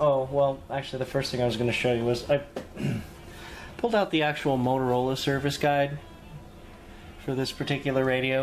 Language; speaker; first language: English; native; English